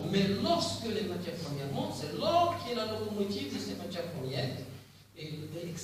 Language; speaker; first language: French; non-native, local second language; Arabic